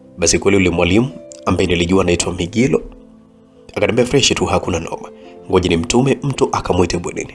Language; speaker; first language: Swahili; native; Swahili